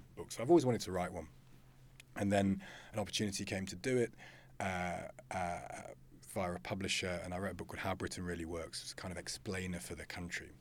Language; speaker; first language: English; native; English